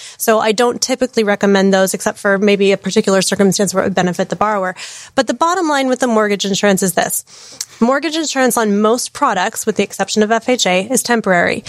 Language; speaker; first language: English; native; English